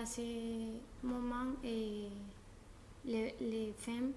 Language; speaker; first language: French; non-native, learner; Spanish